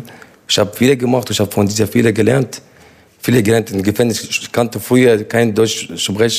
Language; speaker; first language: German; non-native, learner; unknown